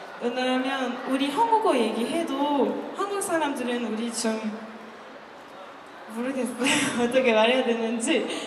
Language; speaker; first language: Korean; non-native, learner; French